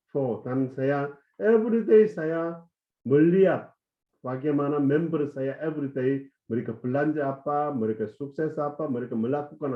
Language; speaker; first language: Indonesian; non-native, fluent; Korean